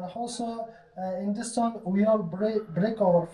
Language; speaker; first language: English; non-native, learner; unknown